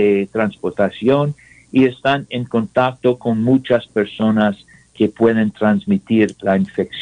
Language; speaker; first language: Spanish; non-native, learner; English